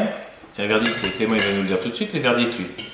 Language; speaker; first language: French; native; French